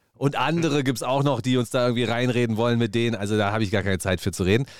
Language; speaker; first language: German; native; German